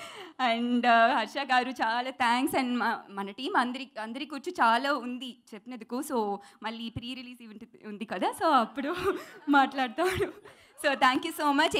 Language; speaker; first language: Telugu; non-native, learner; Tamil